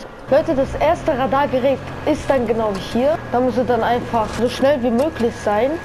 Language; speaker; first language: German; native; German